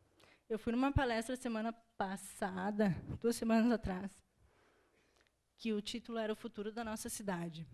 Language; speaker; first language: Portuguese; native; Portuguese